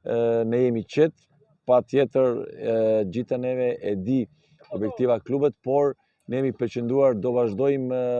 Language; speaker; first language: Albanian; non-native, learner; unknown